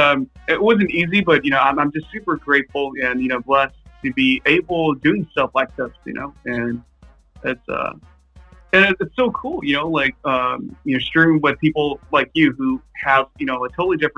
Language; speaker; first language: English; non-native, fluent; Japanese